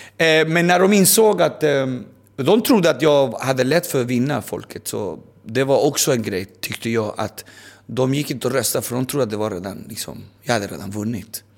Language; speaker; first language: Swedish; early bilingual, other home language; Spanish